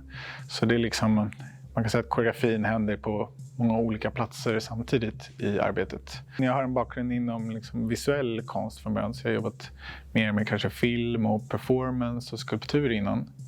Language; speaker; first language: Swedish; native; Swedish